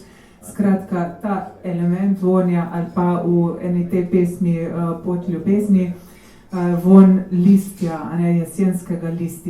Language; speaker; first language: Slovenian; native; Slovenian